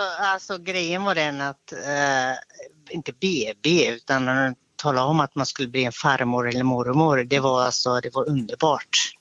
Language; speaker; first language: Swedish; non-native, fluent; Finnish